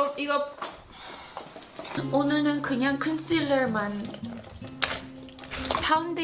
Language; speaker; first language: Korean; early bilingual, heritage; English